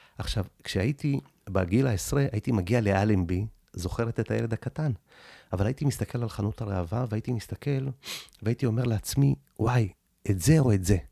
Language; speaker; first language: Hebrew; early bilingual, other home language; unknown